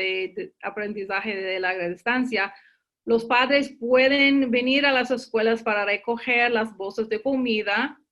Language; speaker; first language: Spanish; early bilingual, heritage; English